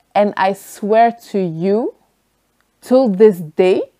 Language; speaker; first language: English; early bilingual, other home language; Dutch